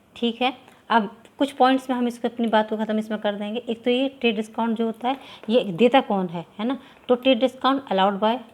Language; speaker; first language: Hindi; native; Hindi